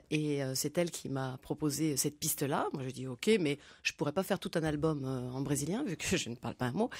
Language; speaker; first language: French; native; French